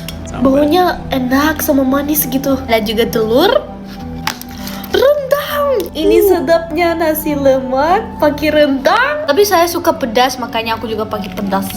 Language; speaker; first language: Indonesian; non-native, fluent; German